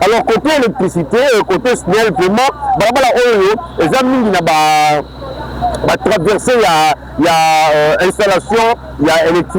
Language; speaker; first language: French; non-native, local second language; Lingala